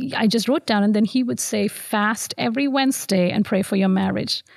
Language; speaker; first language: English; non-native, local second language; Tamil